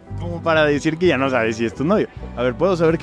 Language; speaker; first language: Spanish; native; Spanish